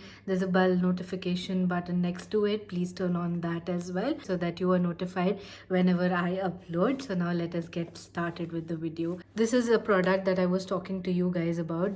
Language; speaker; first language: English; non-native, local second language; Hindi